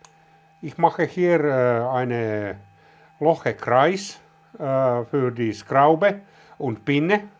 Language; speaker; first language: German; non-native, learner; Finnish